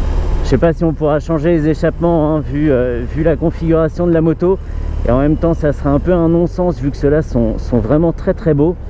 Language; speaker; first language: French; native; French